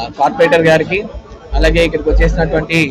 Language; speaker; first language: Telugu; native; Telugu